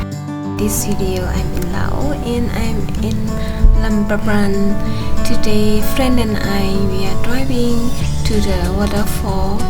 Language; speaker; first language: English; non-native, learner; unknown